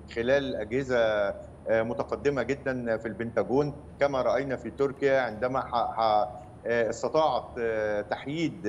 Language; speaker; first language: Arabic; native; Arabic